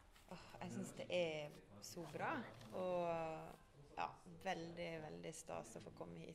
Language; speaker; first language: Norwegian; native; Norwegian